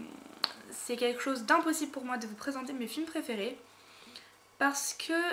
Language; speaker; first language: French; native; French